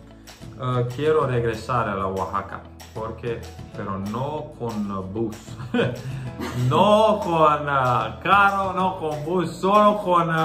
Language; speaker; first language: Spanish; non-native, learner; Croatian